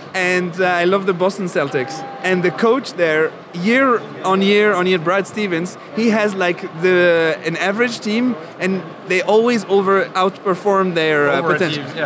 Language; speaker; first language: English; non-native, fluent; Arabic